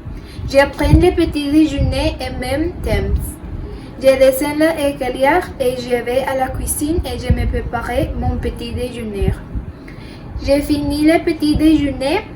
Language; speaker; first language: French; non-native, learner; Spanish